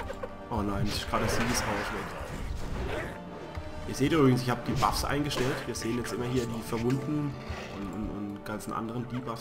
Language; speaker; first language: German; native; German